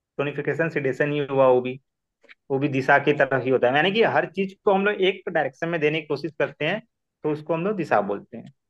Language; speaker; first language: Hindi; non-native, local second language; Marathi